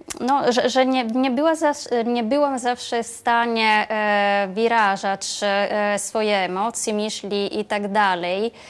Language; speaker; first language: Polish; non-native, fluent; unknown